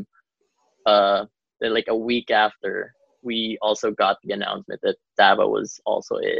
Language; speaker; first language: English; non-native, local second language; Cebuano